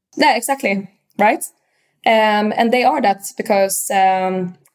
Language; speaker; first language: English; non-native, fluent; Swedish